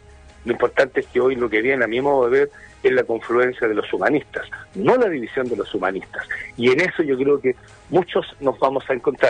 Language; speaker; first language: Spanish; native; Spanish